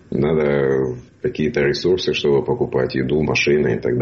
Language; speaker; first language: Russian; native; Russian